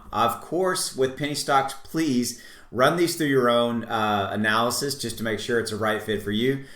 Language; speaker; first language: English; native; English